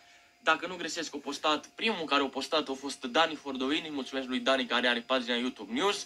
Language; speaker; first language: Romanian; native; Romanian